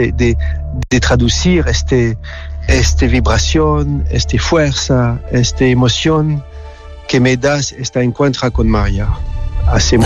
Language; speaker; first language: Spanish; non-native, learner; French